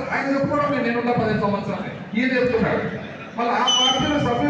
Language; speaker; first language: Telugu; native; Telugu